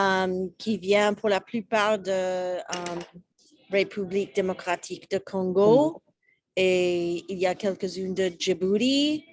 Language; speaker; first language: French; non-native, learner; English